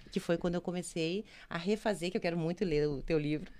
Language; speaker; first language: Portuguese; native; Portuguese